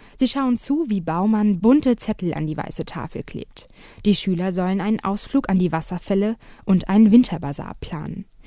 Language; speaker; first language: German; native; German